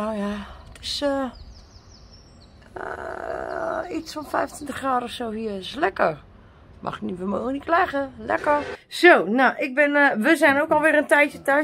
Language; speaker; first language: Dutch; native; Dutch